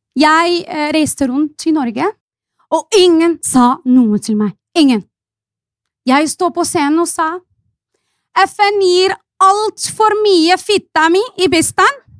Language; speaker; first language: Norwegian; non-native, fluent; Arabic